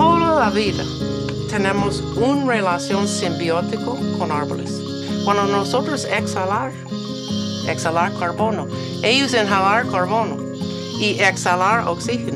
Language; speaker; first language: Spanish; non-native, learner; English